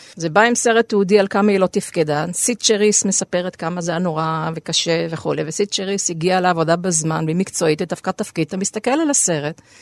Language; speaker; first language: Hebrew; native; Hebrew